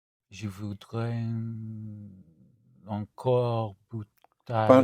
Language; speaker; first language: French; non-native, learner; English